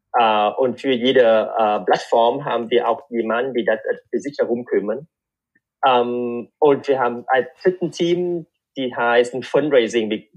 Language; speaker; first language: German; non-native, fluent; Vietnamese